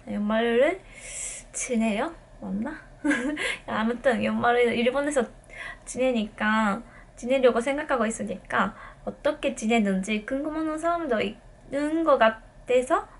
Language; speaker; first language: Korean; non-native, fluent; Japanese